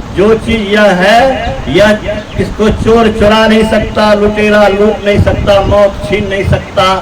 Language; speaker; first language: Hindi; native; Hindi